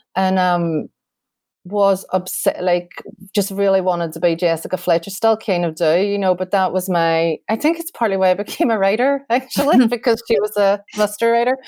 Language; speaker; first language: English; native; English